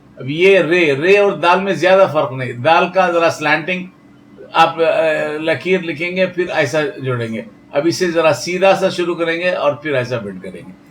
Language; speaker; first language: Urdu; native; Urdu